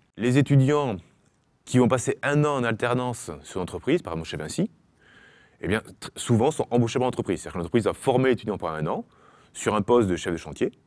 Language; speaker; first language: French; native; French